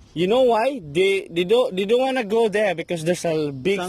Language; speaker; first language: English; non-native, local second language; Filipino